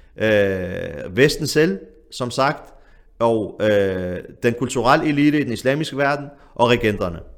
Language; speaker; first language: Danish; early bilingual, other home language; Arabic